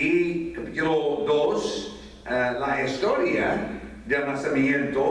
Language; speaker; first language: Spanish; non-native, fluent; English